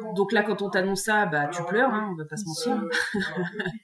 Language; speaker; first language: French; native; French